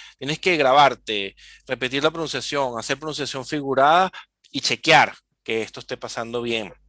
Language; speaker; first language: Spanish; native; Spanish